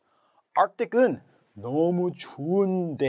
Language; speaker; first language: Korean; non-native, learner; English